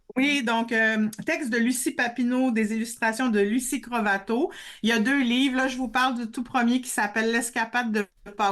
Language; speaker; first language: French; native; French